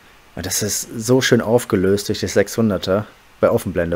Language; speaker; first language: German; native; German